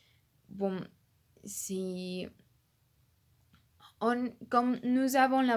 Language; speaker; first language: French; non-native, learner; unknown